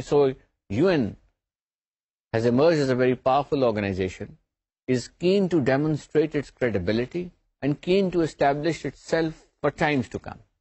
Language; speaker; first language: English; non-native, local second language; Urdu